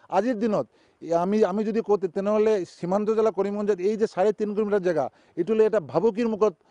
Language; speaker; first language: Assamese; non-native, local second language; Bangla